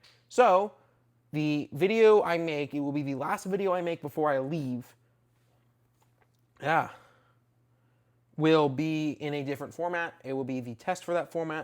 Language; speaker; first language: English; native; English